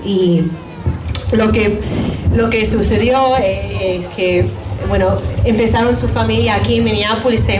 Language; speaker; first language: Spanish; early bilingual, heritage; Spanish